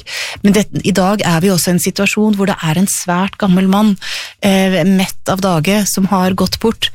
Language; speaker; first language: Norwegian; native; Norwegian